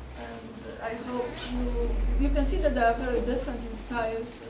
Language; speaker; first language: English; non-native, fluent; Polish